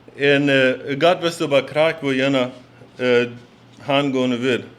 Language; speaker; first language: German; non-native, learner; English